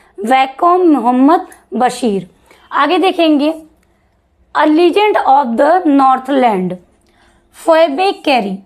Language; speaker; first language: Hindi; native; Hindi